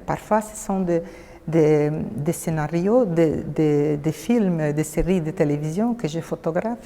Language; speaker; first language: French; non-native, fluent; Portuguese